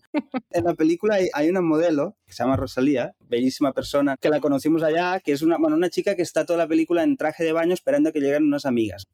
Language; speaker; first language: Spanish; native; Spanish